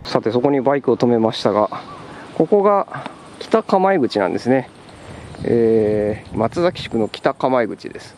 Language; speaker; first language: Japanese; native; Japanese